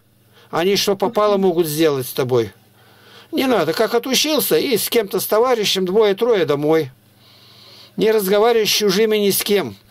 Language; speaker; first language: Russian; native; Russian